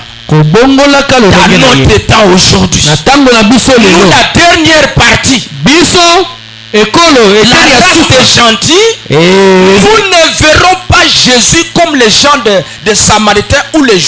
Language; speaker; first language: French; non-native, local second language; Lingala